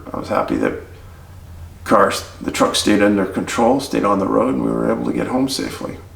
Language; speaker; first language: English; native; English